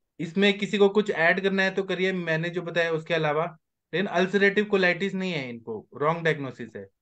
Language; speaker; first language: Hindi; native; Hindi